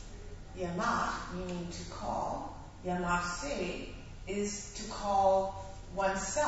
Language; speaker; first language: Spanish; non-native, fluent; English